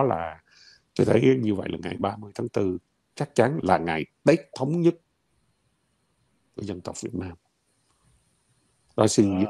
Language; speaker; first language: Vietnamese; native; Vietnamese